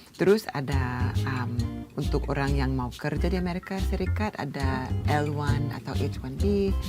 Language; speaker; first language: Indonesian; non-native, learner; English